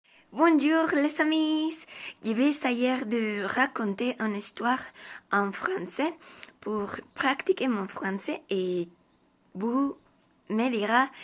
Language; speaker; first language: French; non-native, learner; Spanish